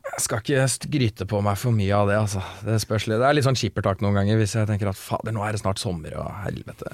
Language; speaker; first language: Norwegian; native; Norwegian